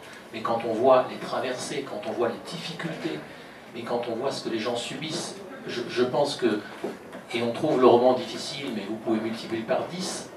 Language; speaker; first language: French; native; French